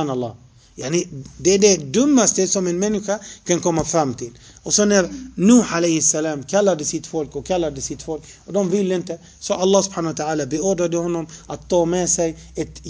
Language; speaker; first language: Swedish; non-native, fluent; Arabic